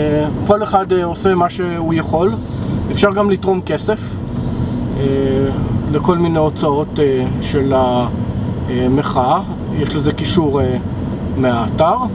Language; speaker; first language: Hebrew; native; Hebrew